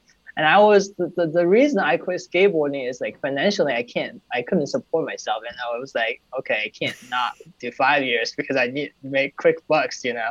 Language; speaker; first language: English; non-native, fluent; Chinese